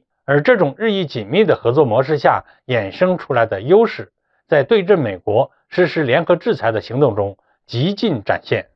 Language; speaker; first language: Chinese; native; Chinese